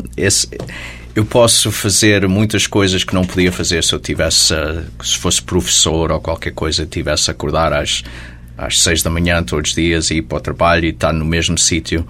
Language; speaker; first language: Portuguese; early bilingual, heritage; Portuguese